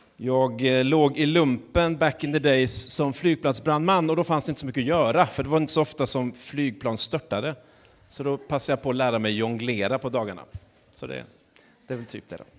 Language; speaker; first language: Swedish; native; Swedish